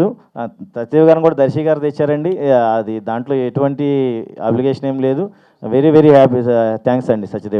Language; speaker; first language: Telugu; native; Telugu